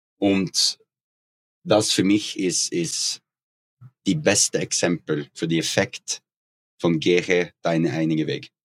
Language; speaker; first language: German; non-native, learner; Norwegian